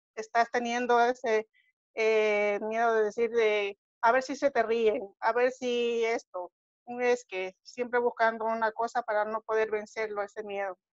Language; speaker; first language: Spanish; native; Spanish